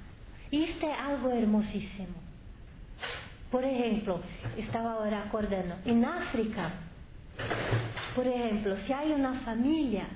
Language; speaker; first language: Spanish; non-native, fluent; Portuguese